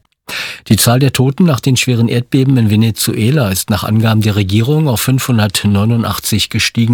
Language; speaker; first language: German; native; German